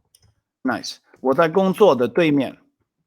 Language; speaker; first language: Chinese; non-native, fluent; Swedish